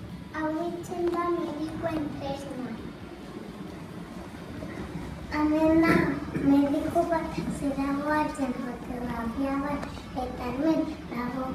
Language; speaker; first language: Basque; non-native, local second language; Spanish